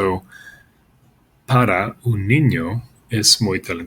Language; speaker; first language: Spanish; non-native, fluent; English